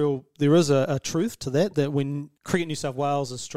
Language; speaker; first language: English; native; English